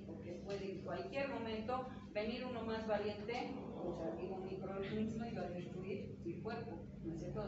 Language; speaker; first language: Spanish; native; Spanish